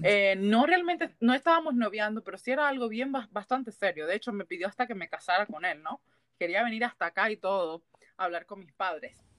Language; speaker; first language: Spanish; early bilingual, heritage; Spanish